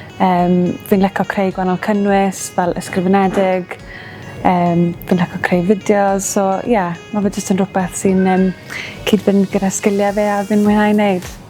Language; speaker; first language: Welsh; native; Welsh